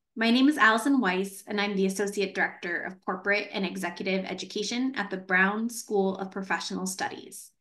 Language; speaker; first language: English; native; English